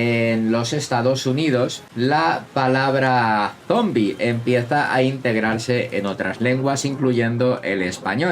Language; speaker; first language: Spanish; native; Spanish